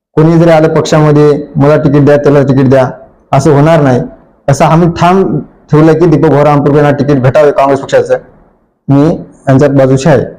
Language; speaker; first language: Marathi; native; Marathi